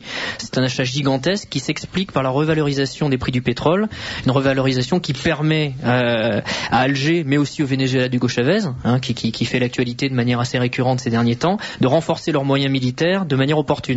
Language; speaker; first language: French; native; French